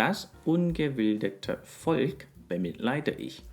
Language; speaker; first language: German; non-native, fluent; Korean